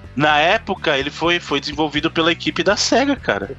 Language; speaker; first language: Portuguese; native; Portuguese